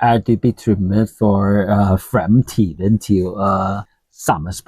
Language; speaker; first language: Norwegian; non-native, learner; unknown